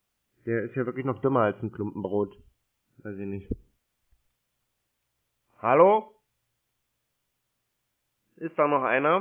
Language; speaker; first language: German; native; German